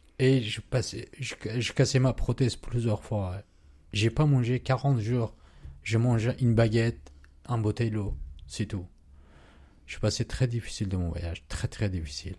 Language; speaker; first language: French; non-native, learner; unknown